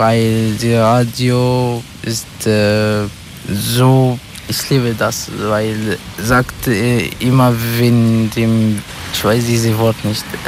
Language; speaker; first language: German; non-native, learner; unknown